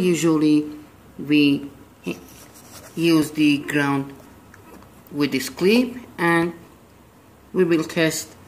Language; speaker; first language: English; non-native, learner; Persian